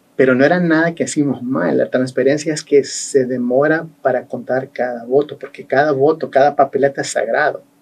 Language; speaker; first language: Spanish; early bilingual, heritage; Spanish